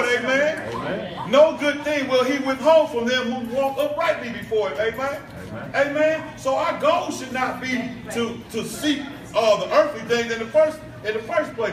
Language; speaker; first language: English; native; English